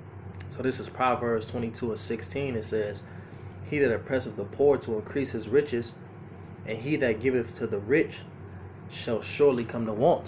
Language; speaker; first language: English; native; English